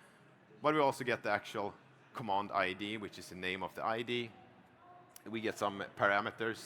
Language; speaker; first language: English; non-native, fluent; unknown